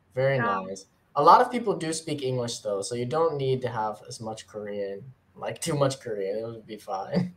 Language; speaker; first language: English; native; English